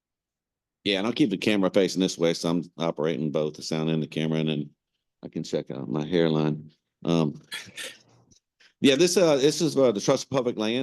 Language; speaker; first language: English; native; English